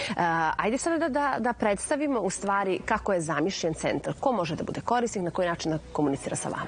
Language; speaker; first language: Serbian; native; Serbian